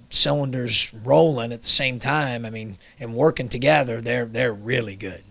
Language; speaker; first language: English; native; English